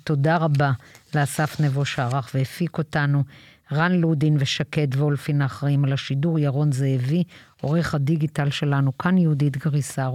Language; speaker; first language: Hebrew; native; Hebrew